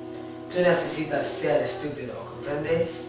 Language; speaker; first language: Spanish; non-native, learner; English